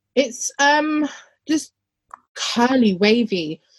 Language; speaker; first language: English; native; English